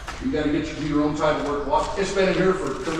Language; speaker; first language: English; native; English